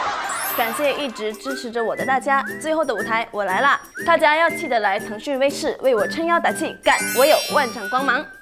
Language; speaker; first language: Chinese; native; Chinese